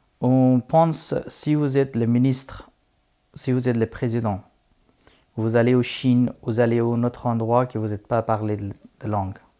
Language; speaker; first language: French; non-native, fluent; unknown